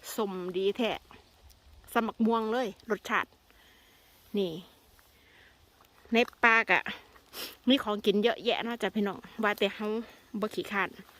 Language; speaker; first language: Thai; native; Thai